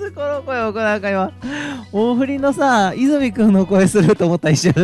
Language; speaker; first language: Japanese; native; Japanese